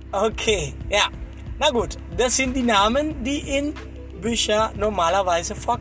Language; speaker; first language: German; non-native, fluent; Spanish